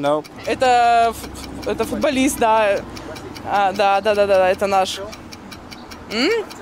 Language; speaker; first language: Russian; non-native, local second language; Armenian